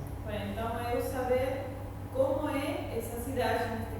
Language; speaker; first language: Portuguese; non-native, fluent; Spanish